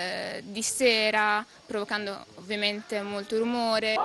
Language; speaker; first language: Italian; native; Italian